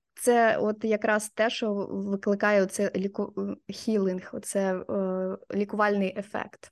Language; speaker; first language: Ukrainian; non-native, local second language; Russian